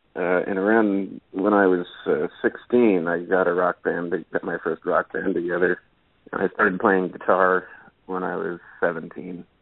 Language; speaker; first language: English; native; English